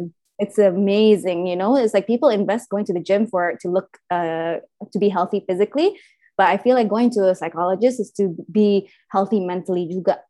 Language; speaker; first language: English; early bilingual, other home language; Indonesian